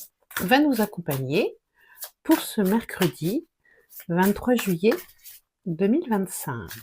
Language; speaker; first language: French; native; French